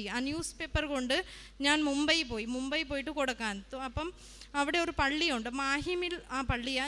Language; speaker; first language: Malayalam; early bilingual, heritage; Malayalam